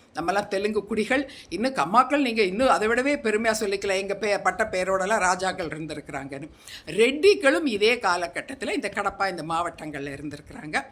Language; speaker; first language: Tamil; non-native, local second language; Telugu